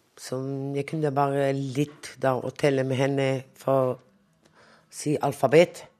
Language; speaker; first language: Norwegian; non-native, local second language; Romany